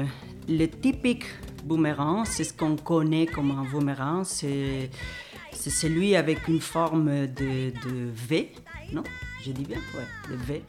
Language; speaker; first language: French; non-native, fluent; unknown